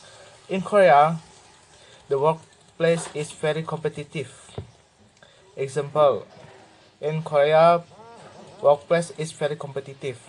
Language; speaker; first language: English; non-native, learner; Indonesian